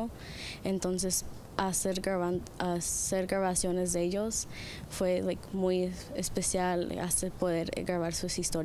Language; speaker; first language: Spanish; early bilingual, other home language; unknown